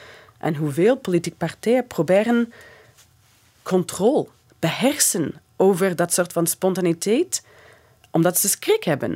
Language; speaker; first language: Dutch; non-native, fluent; English